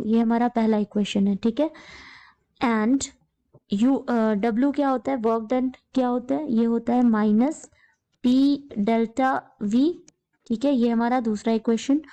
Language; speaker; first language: Hindi; native; Hindi